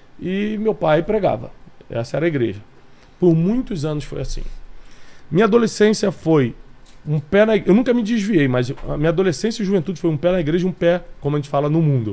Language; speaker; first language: Portuguese; native; Portuguese